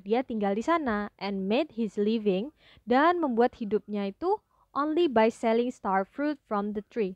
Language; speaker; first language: English; non-native, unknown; Indonesian